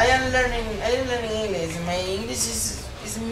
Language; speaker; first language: English; non-native, learner; Spanish